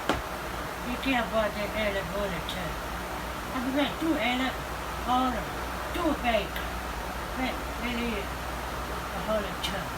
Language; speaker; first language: Hindi; non-native, learner; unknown